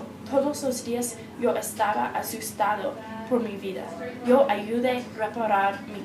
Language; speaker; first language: Spanish; non-native, learner; English